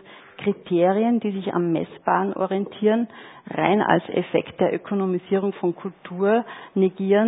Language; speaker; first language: German; native; German